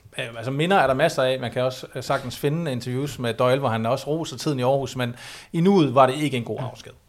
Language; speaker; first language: Danish; native; Danish